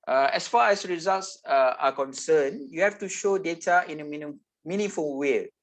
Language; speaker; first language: English; non-native, local second language; Malay